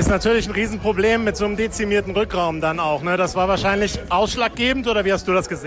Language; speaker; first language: German; native; German